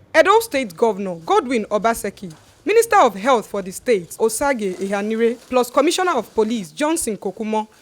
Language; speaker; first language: Nigerian Pidgin; native; Nigerian Pidgin